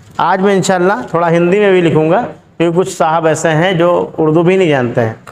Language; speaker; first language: Hindi; native; Hindi